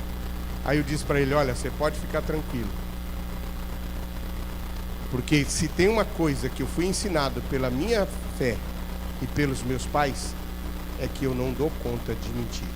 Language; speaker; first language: Portuguese; native; Portuguese